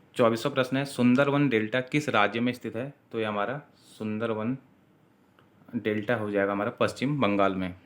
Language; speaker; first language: Hindi; native; Hindi